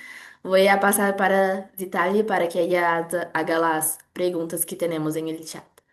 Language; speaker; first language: Spanish; non-native, learner; Portuguese